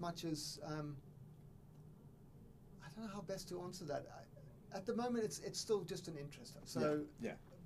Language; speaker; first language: English; native; English